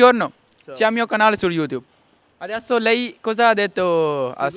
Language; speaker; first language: Italian; non-native, learner; Punjabi